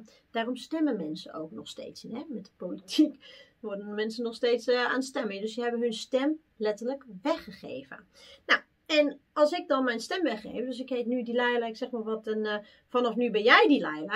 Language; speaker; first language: Dutch; native; Dutch